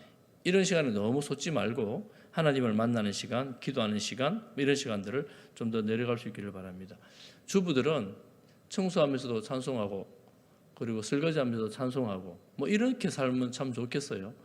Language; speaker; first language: Korean; native; Korean